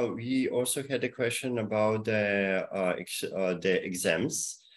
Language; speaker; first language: English; non-native, fluent; Slovenian